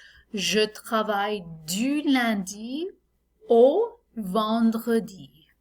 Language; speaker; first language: French; non-native, fluent; English